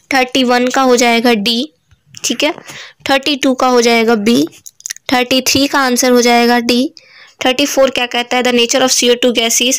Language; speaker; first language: Hindi; native; Hindi